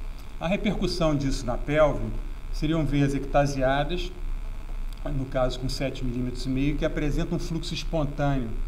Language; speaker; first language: Portuguese; native; Portuguese